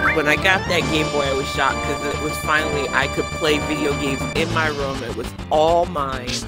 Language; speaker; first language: English; native; English